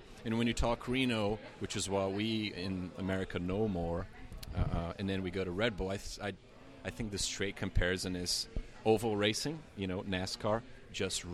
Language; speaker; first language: English; non-native, fluent; Portuguese